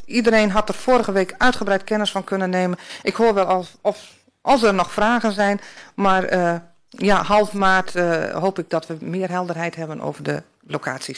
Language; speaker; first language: Dutch; native; Dutch